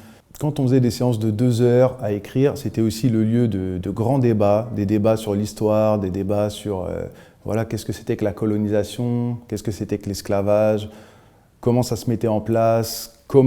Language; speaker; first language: French; native; French